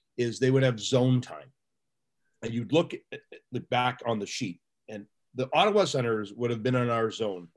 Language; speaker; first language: English; native; English